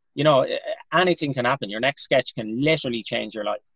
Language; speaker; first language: English; native; English